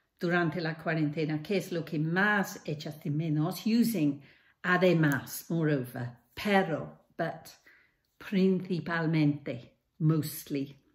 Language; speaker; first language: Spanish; non-native, fluent; English